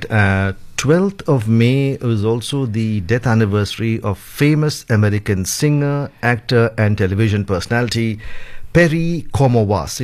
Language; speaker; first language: English; early bilingual, other home language; Hindi